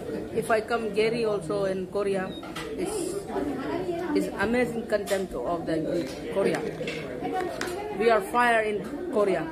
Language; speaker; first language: English; non-native, learner; Hindi